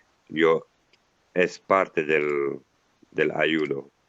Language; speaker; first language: Spanish; non-native, learner; Italian